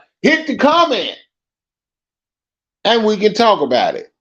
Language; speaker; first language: English; native; English